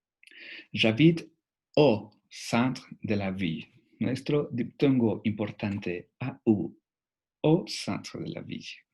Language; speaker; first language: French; non-native, fluent; Spanish